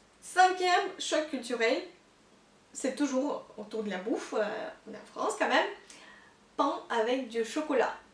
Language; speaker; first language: French; non-native, fluent; Russian